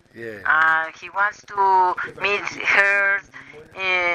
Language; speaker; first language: English; non-native, learner; Spanish